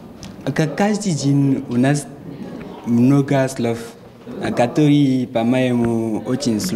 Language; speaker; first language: Russian; non-native, learner; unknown